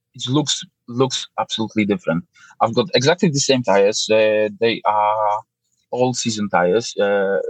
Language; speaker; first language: English; non-native, fluent; Polish